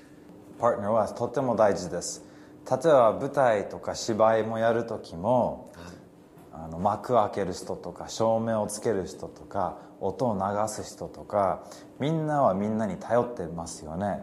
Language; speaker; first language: Japanese; early bilingual, heritage; English